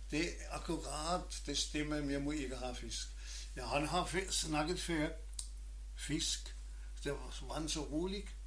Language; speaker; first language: Norwegian; non-native, learner; German